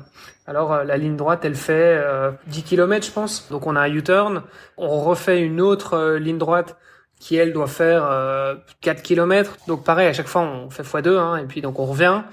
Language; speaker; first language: French; native; French